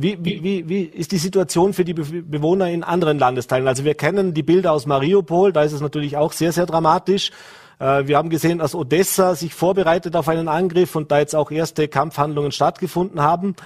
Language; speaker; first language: German; native; German